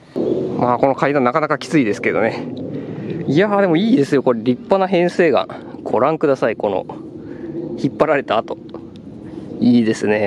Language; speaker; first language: Japanese; native; Japanese